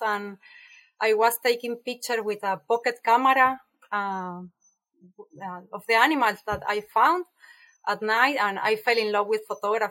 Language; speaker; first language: English; non-native, fluent; Spanish